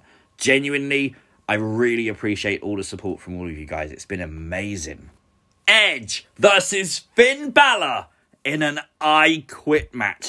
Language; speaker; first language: English; native; English